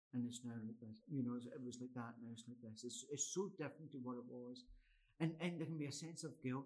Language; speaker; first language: English; native; English